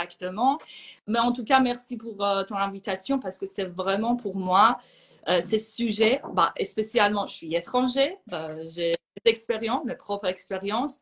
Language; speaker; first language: French; non-native, fluent; Persian